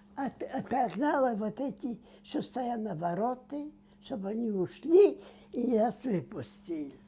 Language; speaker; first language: Russian; non-native, local second language; Yiddish